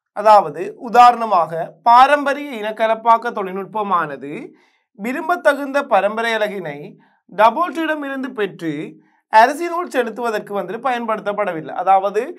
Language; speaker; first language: Tamil; native; Tamil